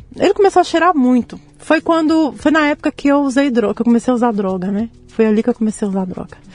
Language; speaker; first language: Portuguese; native; Portuguese